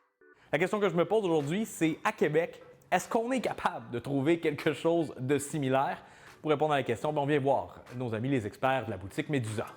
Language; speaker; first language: French; native; French